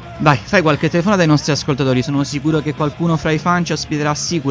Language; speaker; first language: Italian; native; Italian